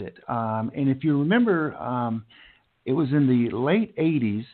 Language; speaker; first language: English; native; English